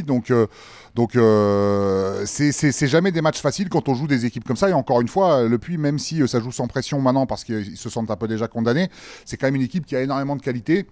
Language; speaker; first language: French; native; French